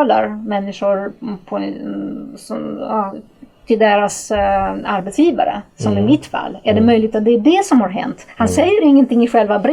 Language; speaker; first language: Swedish; non-native, fluent; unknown